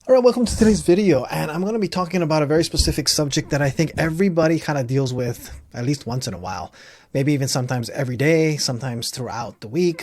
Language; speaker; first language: English; native; English